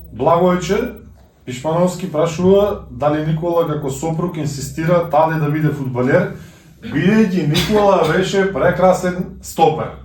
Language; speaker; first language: Macedonian; native; Macedonian